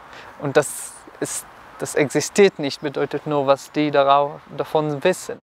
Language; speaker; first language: German; non-native, fluent; Hebrew